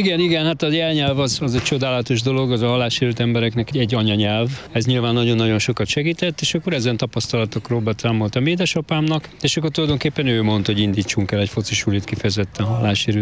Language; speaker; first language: Hungarian; native; Hungarian